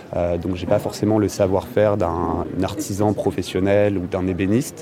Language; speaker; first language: French; native; French